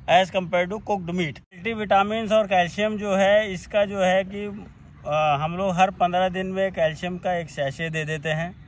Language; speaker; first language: Hindi; native; Hindi